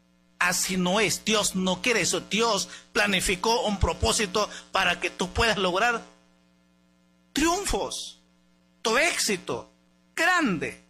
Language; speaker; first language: Spanish; native; Spanish